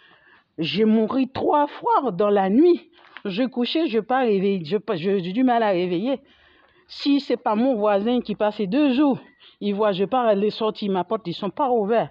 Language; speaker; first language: French; non-native, fluent; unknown